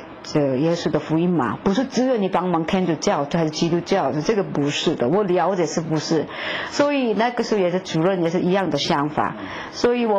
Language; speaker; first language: Chinese; non-native, fluent; Korean